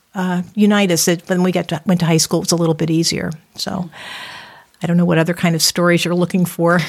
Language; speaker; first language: English; native; English